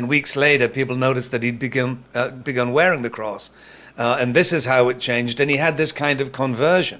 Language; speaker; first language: English; native; English